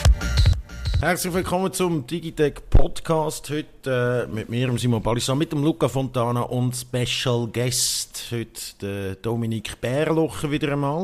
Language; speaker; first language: German; native; German